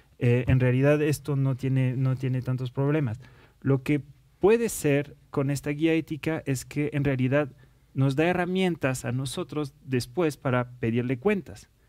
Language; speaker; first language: Spanish; non-native, fluent; French